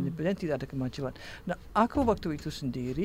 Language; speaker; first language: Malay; non-native, fluent; Dutch